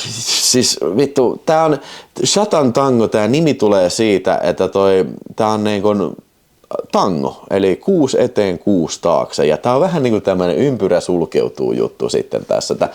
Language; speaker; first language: Finnish; native; Finnish